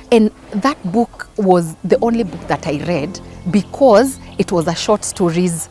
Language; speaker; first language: English; non-native, local second language; Kikuyu